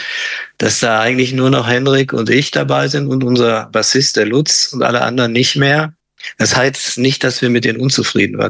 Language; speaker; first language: German; native; German